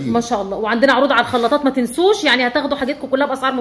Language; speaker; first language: Arabic; native; Arabic